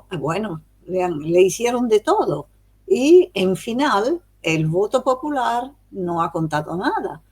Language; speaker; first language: Spanish; non-native, fluent; Italian